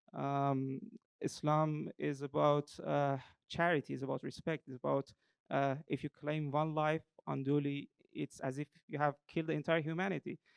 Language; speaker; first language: English; non-native, fluent; Persian